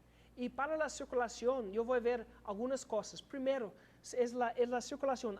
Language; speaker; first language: Spanish; non-native, learner; English